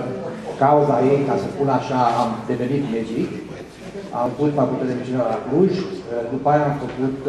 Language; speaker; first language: Romanian; non-native, fluent; Hungarian